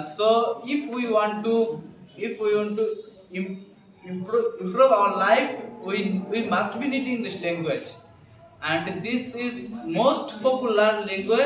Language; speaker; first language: English; non-native, learner; Bangla